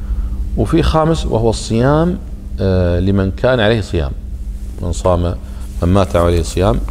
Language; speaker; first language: Arabic; native; Arabic